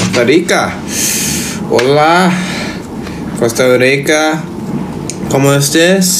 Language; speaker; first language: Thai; early bilingual, heritage; Thai